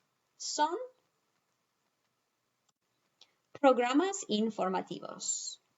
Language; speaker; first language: Spanish; non-native, fluent; English